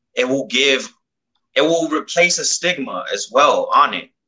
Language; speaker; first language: English; native; English